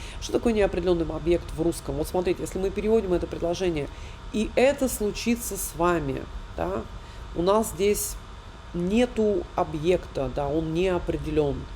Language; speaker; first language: Russian; native; Russian